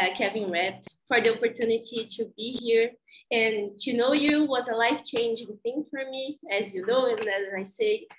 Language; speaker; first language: English; non-native, fluent; Portuguese